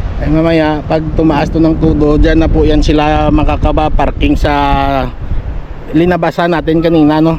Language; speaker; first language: Filipino; non-native, local second language; Hiligaynon